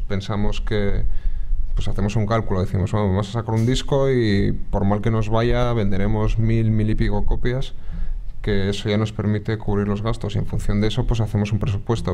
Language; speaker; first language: Spanish; native; Spanish